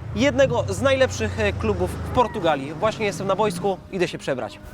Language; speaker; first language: Polish; native; Polish